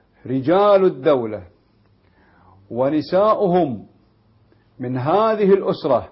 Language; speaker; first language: Arabic; native; Arabic